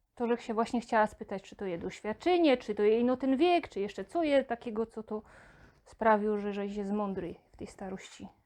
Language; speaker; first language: Polish; native; Polish